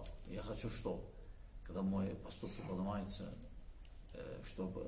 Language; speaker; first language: Russian; non-native, learner; Azerbaijani